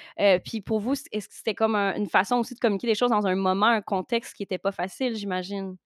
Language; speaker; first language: French; native; French